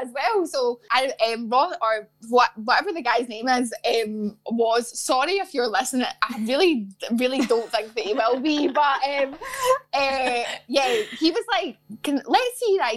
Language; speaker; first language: English; native; English